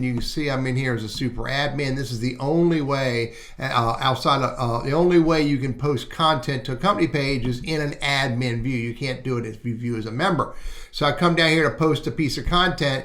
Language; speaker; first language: English; native; English